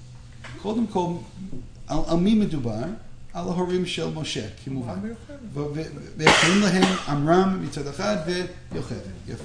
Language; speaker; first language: Hebrew; non-native, fluent; English